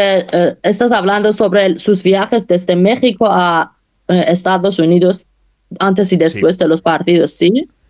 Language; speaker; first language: Spanish; non-native, fluent; Persian